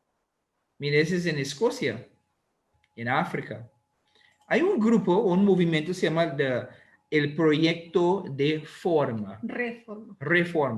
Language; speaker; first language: Spanish; non-native, learner; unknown